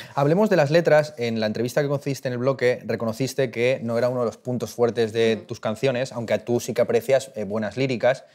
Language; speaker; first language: Spanish; native; Spanish